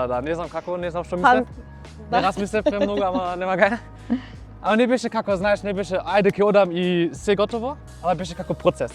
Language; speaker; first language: Macedonian; non-native, fluent; German